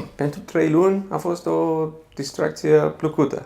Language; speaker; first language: Romanian; non-native, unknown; English